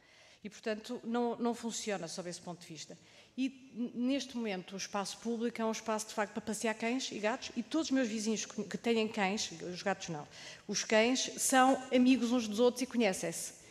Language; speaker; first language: Portuguese; native; Portuguese